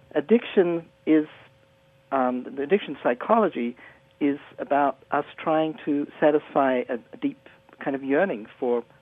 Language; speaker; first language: English; native; English